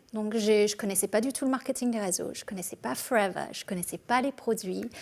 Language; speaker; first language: French; non-native, fluent; English